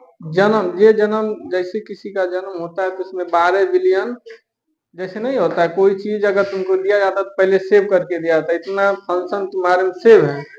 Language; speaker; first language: Hindi; native; Hindi